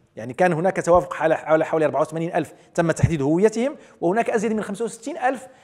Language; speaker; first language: Arabic; native; Arabic